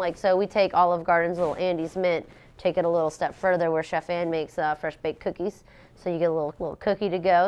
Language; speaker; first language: English; native; English